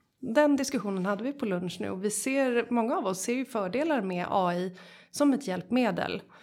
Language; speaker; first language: Swedish; native; Swedish